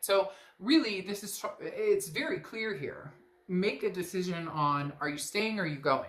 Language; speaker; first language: English; native; English